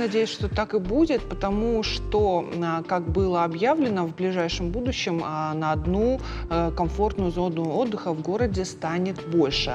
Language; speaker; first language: Russian; native; Russian